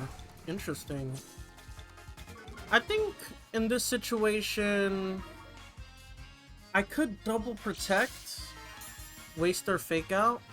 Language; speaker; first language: English; native; English